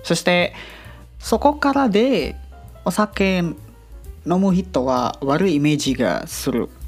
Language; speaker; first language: Japanese; non-native, learner; Indonesian